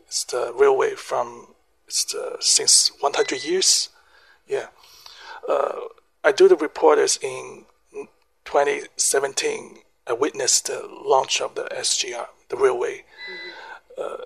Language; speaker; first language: English; non-native, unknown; Chinese